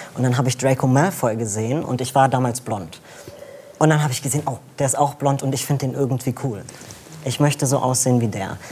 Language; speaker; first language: German; native; German